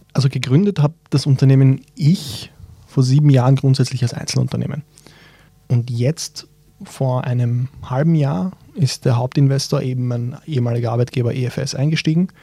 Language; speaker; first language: German; early bilingual, other home language; Bosnian